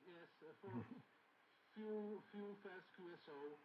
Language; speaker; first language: English; non-native, learner; Czech